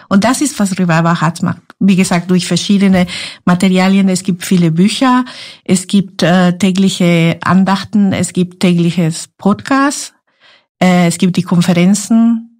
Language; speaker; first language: German; non-native, fluent; Spanish